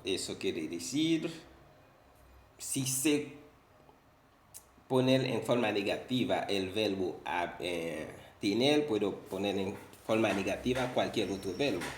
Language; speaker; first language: Spanish; non-native, fluent; Haitian Creole